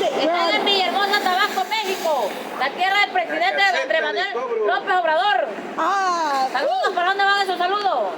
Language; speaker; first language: Spanish; native; Spanish